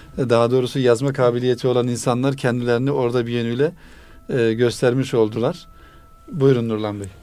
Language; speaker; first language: Turkish; native; Turkish